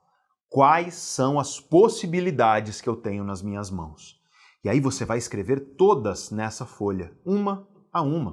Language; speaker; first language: Portuguese; native; Portuguese